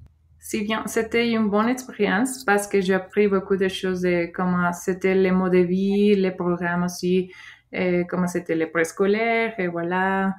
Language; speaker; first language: French; non-native, fluent; Spanish